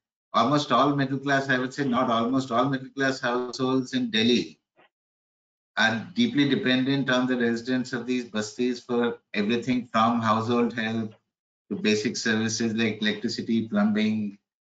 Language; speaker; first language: English; non-native, local second language; Hindi